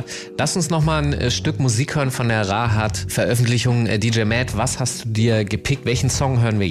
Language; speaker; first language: German; native; German